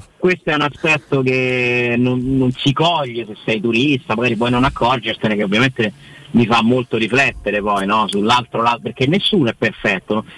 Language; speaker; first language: Italian; native; Italian